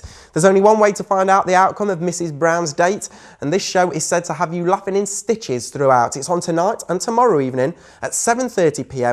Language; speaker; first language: English; native; English